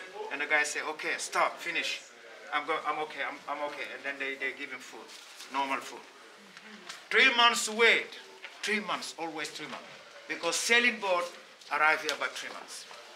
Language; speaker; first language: English; non-native, learner; Wolof